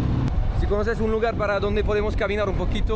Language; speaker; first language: Spanish; non-native, learner; French